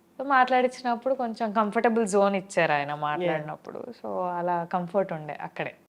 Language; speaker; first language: Telugu; native; Telugu